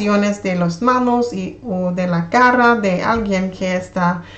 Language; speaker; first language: Spanish; non-native, learner; English